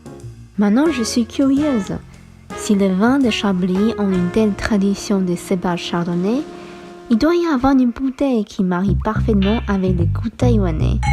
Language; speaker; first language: French; non-native, fluent; Chinese